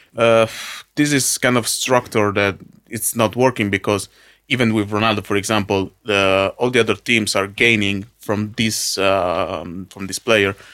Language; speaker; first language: English; non-native, fluent; Italian